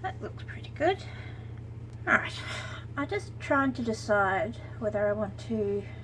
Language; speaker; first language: English; native; English